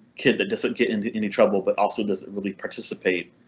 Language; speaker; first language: English; early bilingual, other home language; Spanish